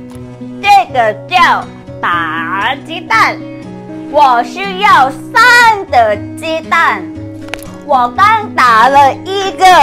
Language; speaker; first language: Chinese; non-native, learner; Thai